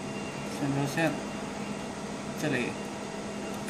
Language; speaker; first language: Chinese; native; Chinese